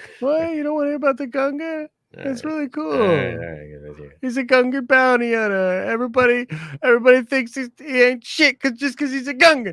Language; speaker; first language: English; native; English